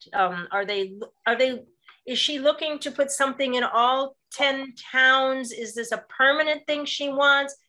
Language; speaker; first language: English; native; English